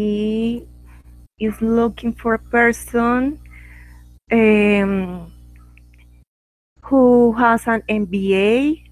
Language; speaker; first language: English; non-native, learner; Spanish